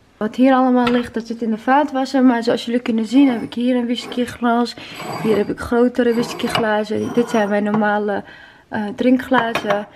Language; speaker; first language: Dutch; non-native, fluent; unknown